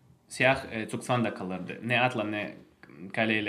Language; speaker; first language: Turkish; non-native, fluent; Russian